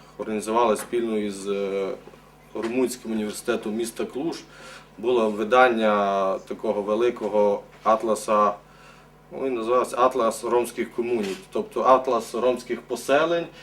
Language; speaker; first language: Ukrainian; native; Ukrainian